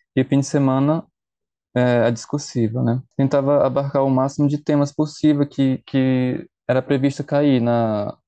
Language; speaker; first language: Portuguese; native; Portuguese